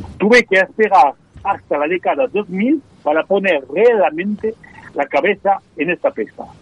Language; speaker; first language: Spanish; non-native, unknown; French